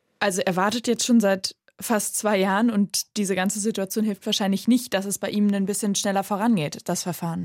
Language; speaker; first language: German; native; German